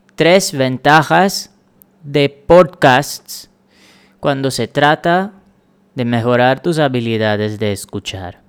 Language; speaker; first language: Spanish; non-native, fluent; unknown